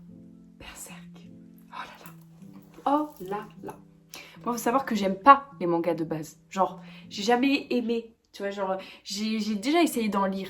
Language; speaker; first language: French; native; French